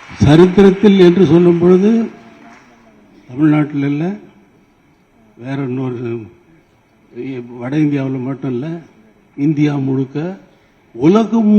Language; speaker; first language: Tamil; native; Tamil